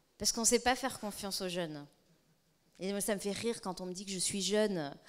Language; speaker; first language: French; native; French